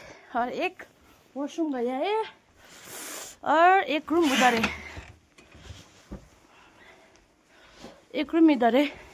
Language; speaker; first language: Hindi; non-native, local second language; Nepali